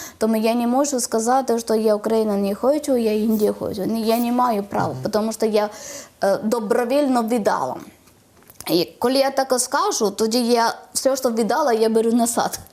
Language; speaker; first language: Ukrainian; non-native, learner; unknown